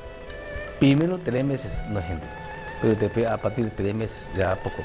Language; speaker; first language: Spanish; non-native, learner; Cantonese